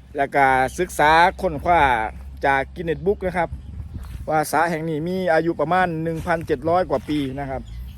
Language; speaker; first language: Thai; native; Thai